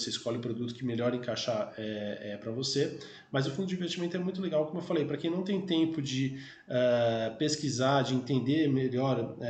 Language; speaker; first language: Portuguese; native; Portuguese